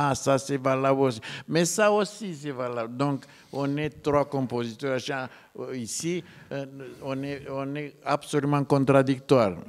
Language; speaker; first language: French; non-native, fluent; Romanian